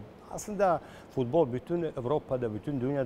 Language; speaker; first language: Turkish; non-native, learner; Serbian